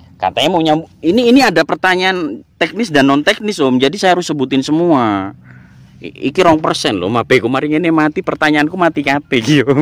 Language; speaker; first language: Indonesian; non-native, local second language; Javanese